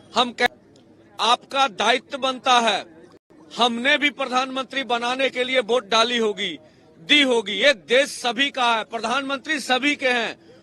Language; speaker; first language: Hindi; non-native, local second language; Punjabi